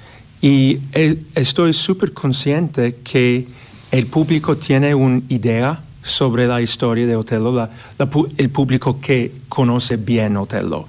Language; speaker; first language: Spanish; non-native, fluent; English